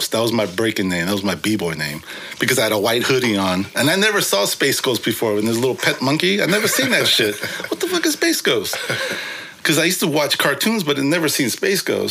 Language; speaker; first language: English; early bilingual, other home language; Korean